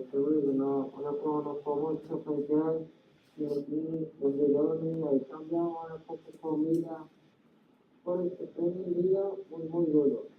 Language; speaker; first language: Spanish; non-native, learner; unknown